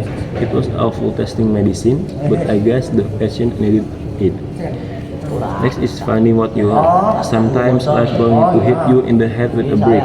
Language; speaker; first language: English; non-native, learner; Indonesian